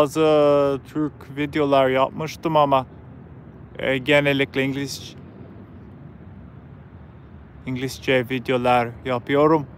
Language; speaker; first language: Turkish; non-native, learner; English